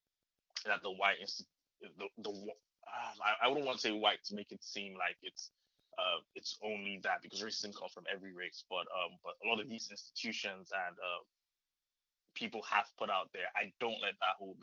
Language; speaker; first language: English; non-native, local second language; Yoruba